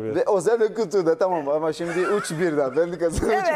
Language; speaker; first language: Turkish; non-native, learner; Portuguese